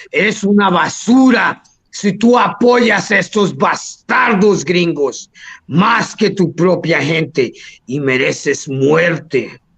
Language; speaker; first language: Spanish; early bilingual, heritage; Spanish